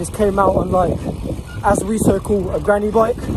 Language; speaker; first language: English; native; English